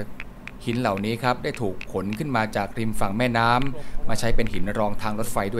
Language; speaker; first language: Thai; native; Thai